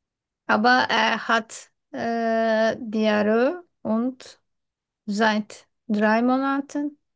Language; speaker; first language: German; non-native, learner; Turkish